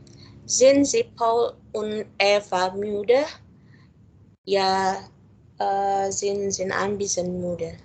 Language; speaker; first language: German; non-native, learner; Indonesian